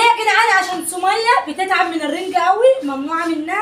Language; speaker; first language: Arabic; native; Arabic